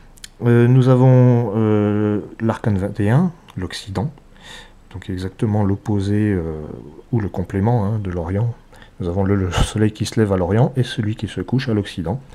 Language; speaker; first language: French; native; French